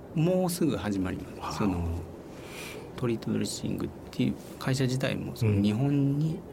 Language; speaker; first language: Japanese; native; Japanese